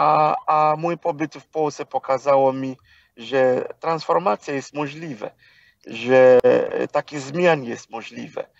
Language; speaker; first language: Polish; non-native, fluent; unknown